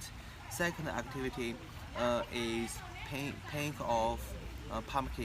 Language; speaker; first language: English; non-native, learner; Chinese